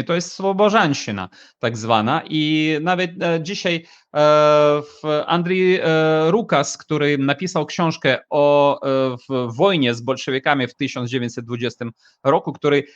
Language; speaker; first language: Polish; non-native, fluent; Ukrainian